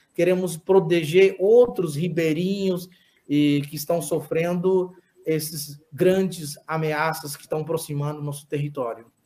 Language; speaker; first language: Portuguese; non-native, local second language; Yanomámi